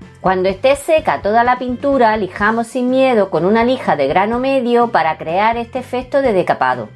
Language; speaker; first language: Spanish; native; Spanish